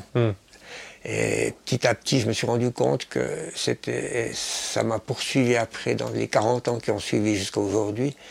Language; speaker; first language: French; native; French